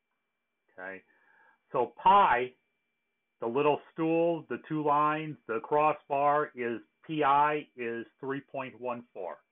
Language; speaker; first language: English; native; English